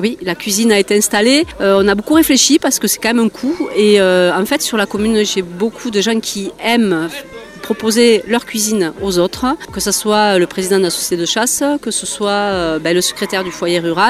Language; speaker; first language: French; native; French